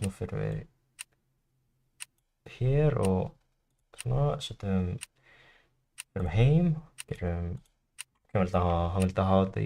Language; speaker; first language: Icelandic; non-native, learner; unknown